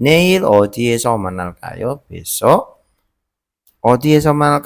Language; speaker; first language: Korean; non-native, learner; Indonesian